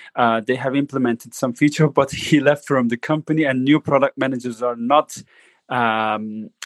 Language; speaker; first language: English; non-native, fluent; Turkish